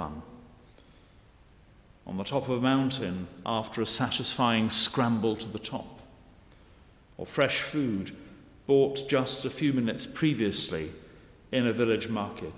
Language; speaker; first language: English; native; English